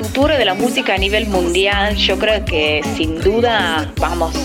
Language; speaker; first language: Spanish; non-native, fluent; English